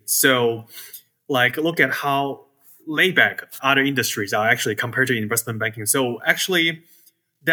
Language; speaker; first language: English; non-native, local second language; Cantonese